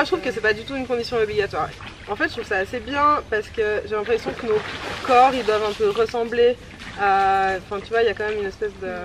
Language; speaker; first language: French; native; French